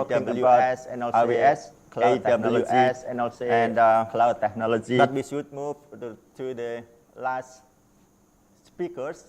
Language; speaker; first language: English; non-native, learner; Indonesian